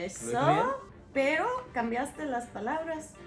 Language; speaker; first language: Spanish; non-native, fluent; English